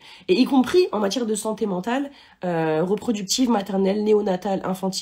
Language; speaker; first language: French; native; French